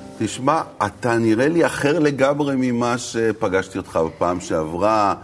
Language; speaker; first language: Hebrew; native; Hebrew